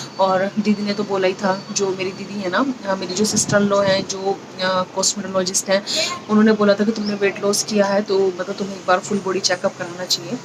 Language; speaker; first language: Hindi; native; Hindi